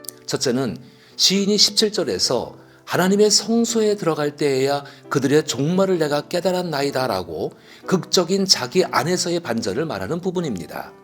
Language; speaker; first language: Korean; native; Korean